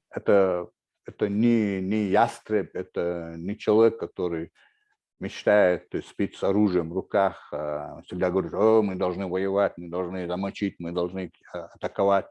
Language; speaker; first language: Russian; non-native, local second language; Chechen